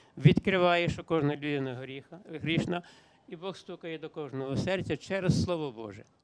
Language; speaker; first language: Ukrainian; native; Ukrainian